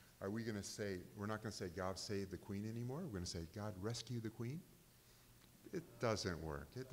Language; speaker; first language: English; native; English